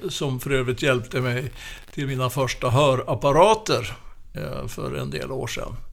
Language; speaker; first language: Swedish; native; Swedish